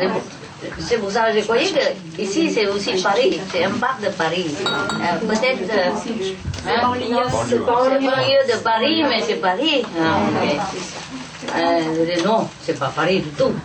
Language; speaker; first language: French; non-native, learner; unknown